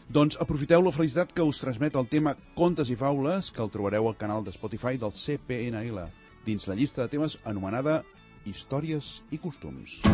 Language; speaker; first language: Catalan; native; Catalan